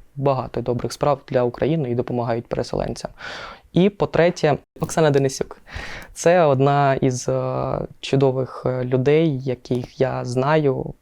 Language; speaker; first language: Ukrainian; non-native, local second language; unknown